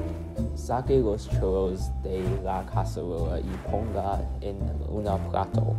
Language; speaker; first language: Spanish; non-native, learner; English